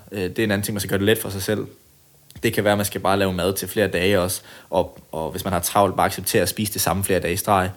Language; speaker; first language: Danish; native; Danish